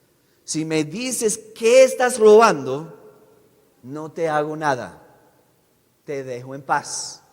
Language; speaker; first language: Spanish; non-native, fluent; English